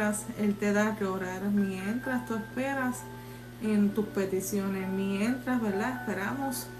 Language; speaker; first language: Spanish; native; Spanish